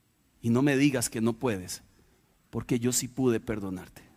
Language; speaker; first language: Spanish; native; Spanish